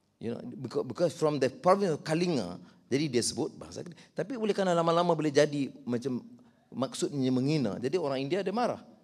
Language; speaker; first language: Malay; native; Malay